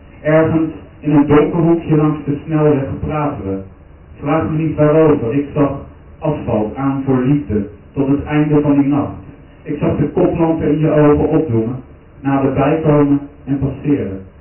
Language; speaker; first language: Dutch; native; Dutch